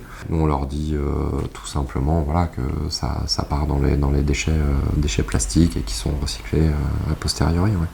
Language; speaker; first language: French; native; French